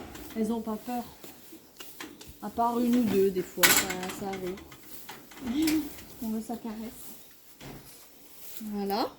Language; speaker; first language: French; native; French